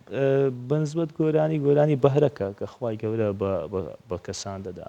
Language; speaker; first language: Central Kurdish; non-native, local second language; Azerbaijani